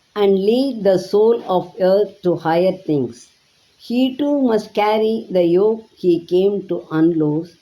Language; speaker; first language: English; non-native, local second language; Tamil